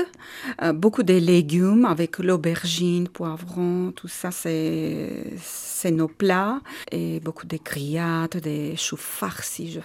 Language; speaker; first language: French; non-native, learner; Armenian